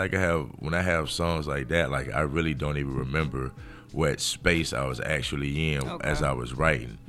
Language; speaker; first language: English; native; English